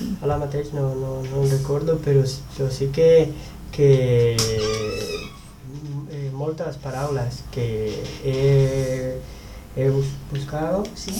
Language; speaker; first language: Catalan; non-native, learner; Spanish